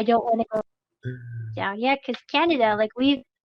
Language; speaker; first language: English; non-native, local second language; French